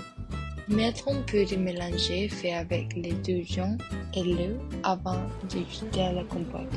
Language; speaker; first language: French; non-native, learner; English